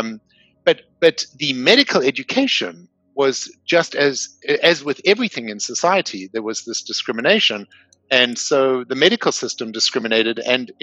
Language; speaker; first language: English; native; English